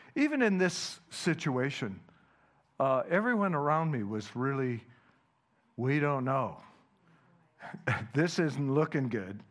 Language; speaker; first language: English; non-native, fluent; Dutch